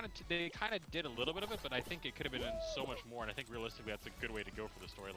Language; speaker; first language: English; native; English